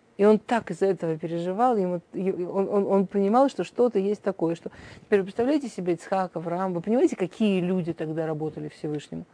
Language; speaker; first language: Russian; early bilingual, heritage; Russian